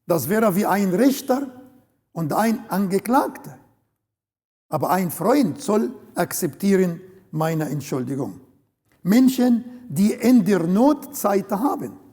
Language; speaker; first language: German; non-native, learner; Arabic